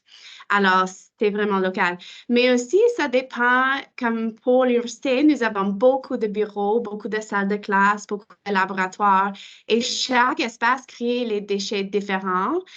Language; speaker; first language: French; non-native, local second language; English